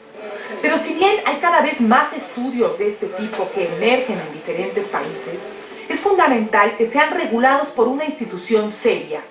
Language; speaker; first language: Spanish; native; Spanish